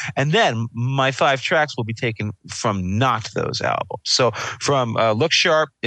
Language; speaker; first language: English; native; English